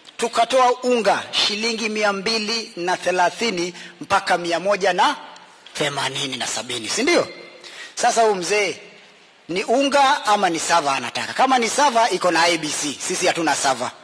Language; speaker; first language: Swahili; native; Swahili